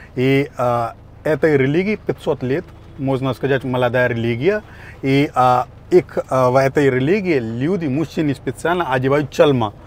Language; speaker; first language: Russian; non-native, fluent; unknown